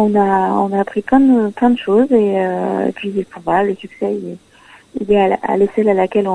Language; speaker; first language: French; native; French